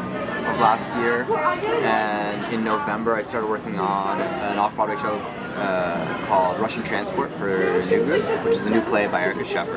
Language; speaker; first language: English; early bilingual, other home language; Hebrew